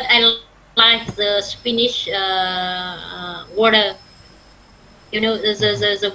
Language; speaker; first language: English; non-native, learner; Vietnamese